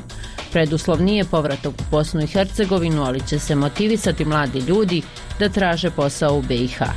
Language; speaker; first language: Croatian; native; Croatian